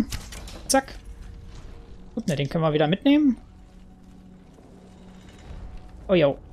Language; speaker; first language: German; native; German